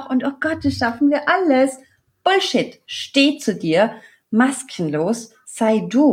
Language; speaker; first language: German; native; German